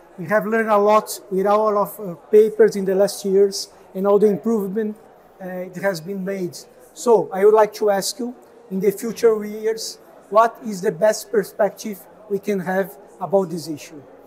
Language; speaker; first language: English; non-native, fluent; Portuguese